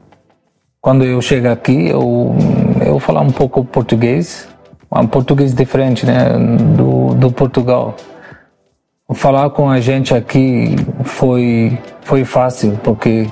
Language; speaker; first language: Portuguese; non-native, fluent; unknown